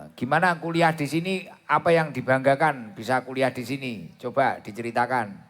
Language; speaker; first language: Indonesian; non-native, local second language; Javanese